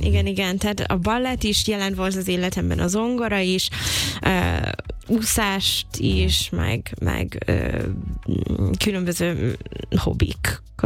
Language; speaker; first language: Hungarian; non-native, fluent; English